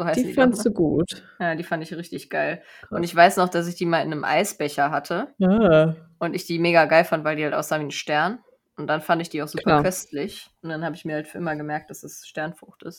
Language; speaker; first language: German; native; German